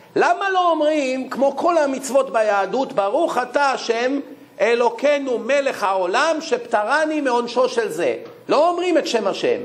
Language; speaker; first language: Hebrew; native; Hebrew